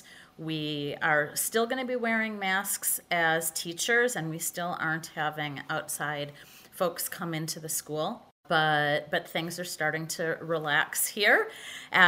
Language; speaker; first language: English; native; English